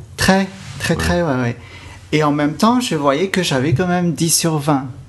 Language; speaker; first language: French; non-native, fluent; Cantonese